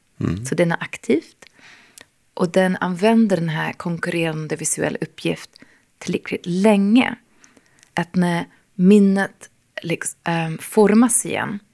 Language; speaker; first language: Swedish; non-native, fluent; English